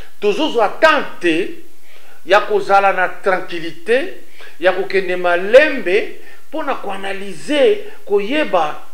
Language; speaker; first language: Lingala; native; Lingala